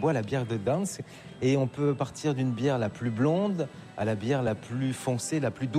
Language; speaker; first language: French; native; French